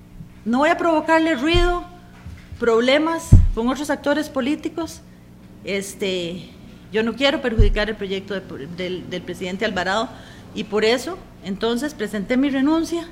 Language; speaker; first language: Spanish; native; Spanish